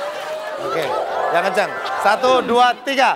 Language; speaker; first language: Indonesian; native; Indonesian